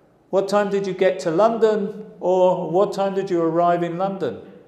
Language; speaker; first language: English; native; English